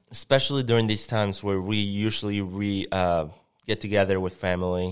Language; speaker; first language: English; non-native, fluent; Spanish